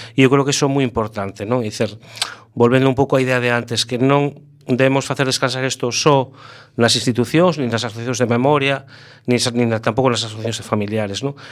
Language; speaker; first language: Galician; native; Galician